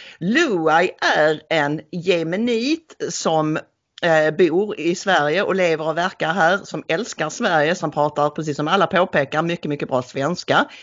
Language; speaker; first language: Swedish; native; Swedish